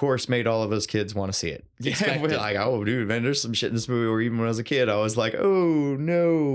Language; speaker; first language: English; native; English